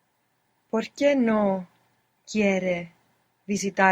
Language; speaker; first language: Spanish; non-native, learner; English